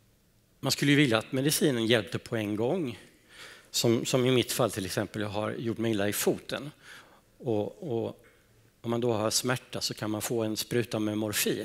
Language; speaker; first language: Swedish; native; Swedish